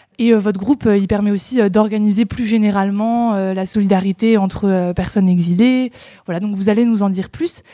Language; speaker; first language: French; native; French